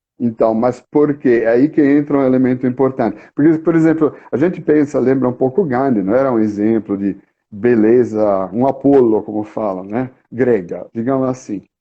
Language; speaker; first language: Portuguese; non-native, fluent; Italian